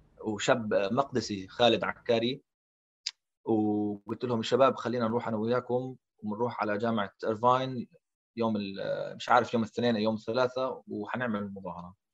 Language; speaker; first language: Arabic; early bilingual, heritage; Arabic